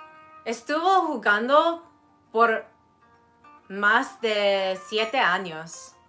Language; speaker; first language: Spanish; non-native, learner; English